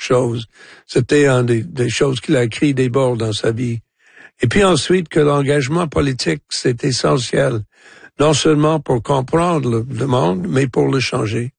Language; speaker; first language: French; non-native, fluent; English